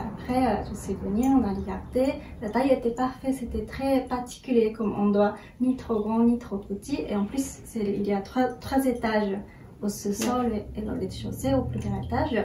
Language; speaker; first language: French; non-native, fluent; Japanese